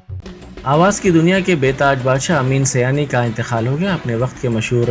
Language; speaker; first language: Hindi; native; Hindi